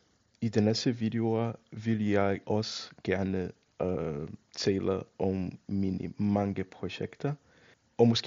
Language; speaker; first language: Danish; non-native, fluent; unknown